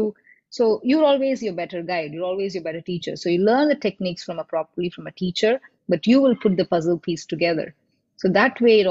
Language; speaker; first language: English; non-native, local second language; Tamil